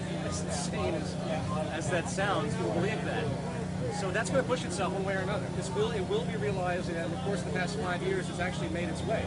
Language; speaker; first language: English; native; English